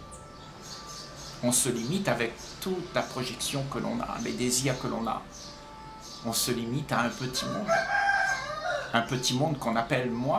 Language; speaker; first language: French; native; French